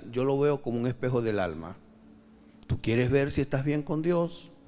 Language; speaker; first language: Spanish; native; Spanish